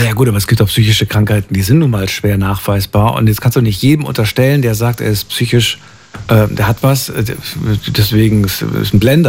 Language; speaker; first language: German; native; German